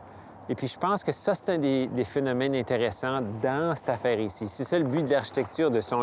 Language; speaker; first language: French; native; French